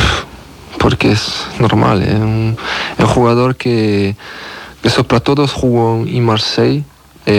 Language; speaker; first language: Spanish; non-native, learner; French